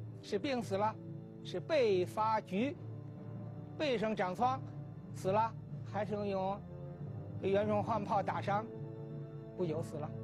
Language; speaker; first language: Chinese; native; Chinese